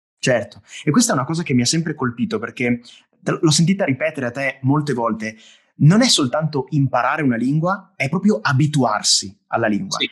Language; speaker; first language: Italian; native; Italian